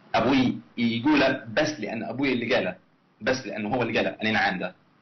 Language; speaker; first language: Arabic; native; Arabic